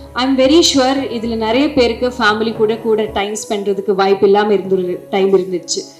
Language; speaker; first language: Tamil; non-native, fluent; Malayalam